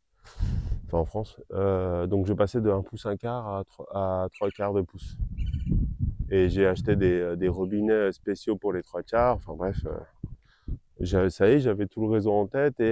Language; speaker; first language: French; native; French